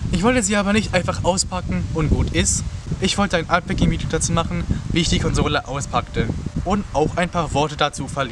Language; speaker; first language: German; native; German